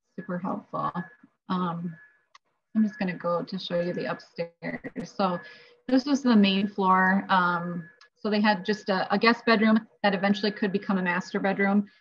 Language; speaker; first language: English; native; English